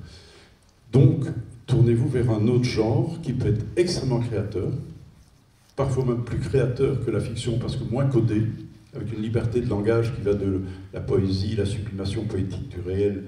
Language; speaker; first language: French; native; French